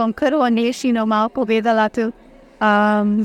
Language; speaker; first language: Slovenian; early bilingual, heritage; Slovenian